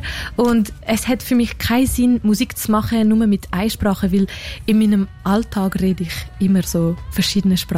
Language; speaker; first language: German; non-native, local second language; French